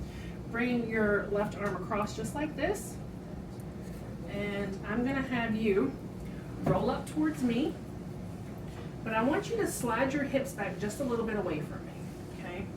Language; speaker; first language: English; native; English